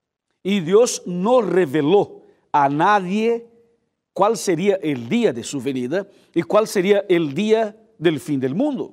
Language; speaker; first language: Spanish; non-native, fluent; Portuguese